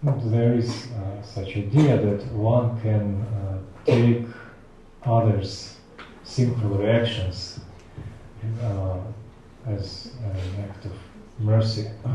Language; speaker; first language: English; non-native, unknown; Russian